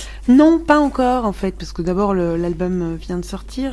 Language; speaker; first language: French; non-native, local second language; Arabic